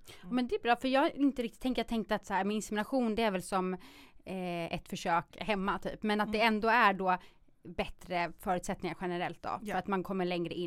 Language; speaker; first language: Swedish; native; Swedish